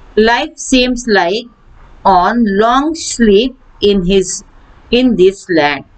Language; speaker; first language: English; non-native, local second language; Marathi